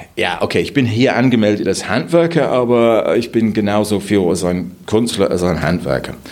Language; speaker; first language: German; non-native, fluent; English